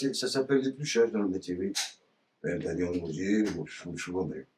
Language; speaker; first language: French; native; French